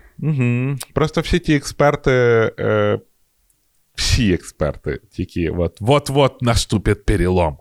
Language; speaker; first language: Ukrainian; non-native, local second language; Russian